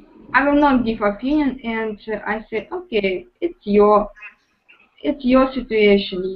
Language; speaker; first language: English; non-native, learner; Russian